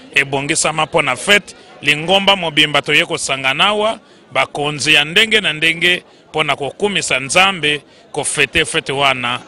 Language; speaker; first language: Lingala; native; Lingala